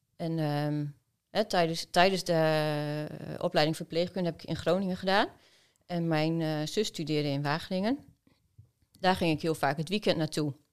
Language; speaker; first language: Dutch; native; Dutch